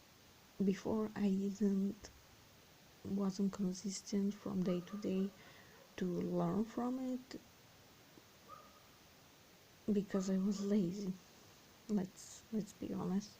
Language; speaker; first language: English; non-native, fluent; Serbian